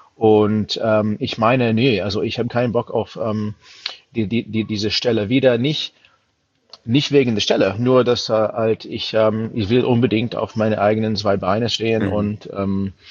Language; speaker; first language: German; non-native, fluent; English